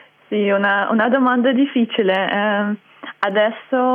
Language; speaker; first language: Italian; non-native, fluent; Russian